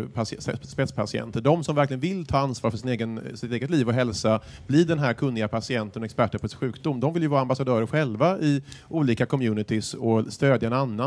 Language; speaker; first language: Swedish; native; Swedish